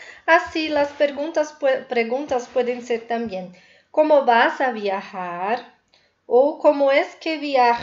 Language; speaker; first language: Spanish; non-native, fluent; Portuguese